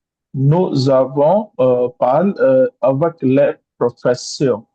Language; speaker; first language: French; non-native, learner; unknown